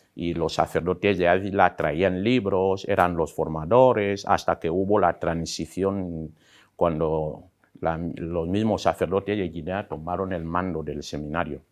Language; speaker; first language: Spanish; non-native, local second language; Fang